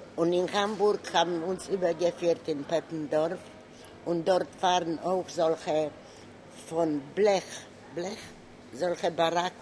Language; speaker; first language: German; non-native, learner; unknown